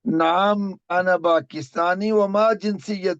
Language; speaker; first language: Arabic; non-native, learner; Urdu